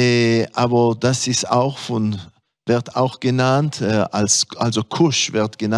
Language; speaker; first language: German; non-native, fluent; Hebrew